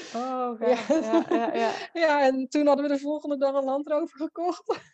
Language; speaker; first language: Dutch; native; Dutch